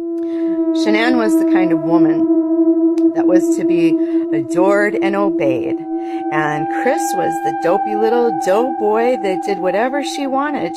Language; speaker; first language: English; native; English